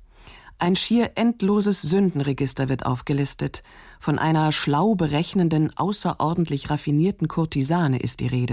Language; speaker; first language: German; native; German